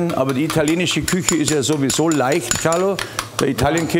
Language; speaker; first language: German; native; German